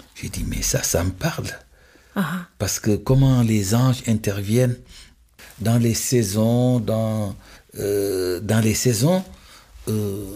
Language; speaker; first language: French; non-native, local second language; Wolof